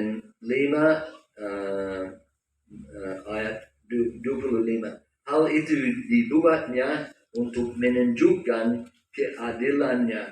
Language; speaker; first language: Indonesian; non-native, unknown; English